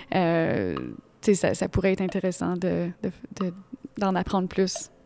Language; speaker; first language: French; native; French